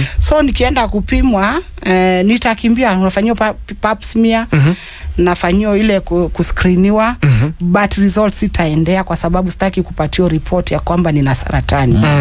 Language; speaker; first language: Swahili; non-native, local second language; Masai